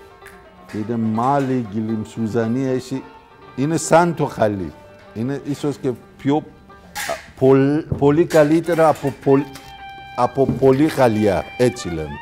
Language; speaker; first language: Greek; non-native, learner; Persian